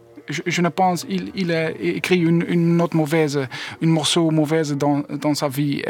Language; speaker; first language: French; non-native, learner; Dutch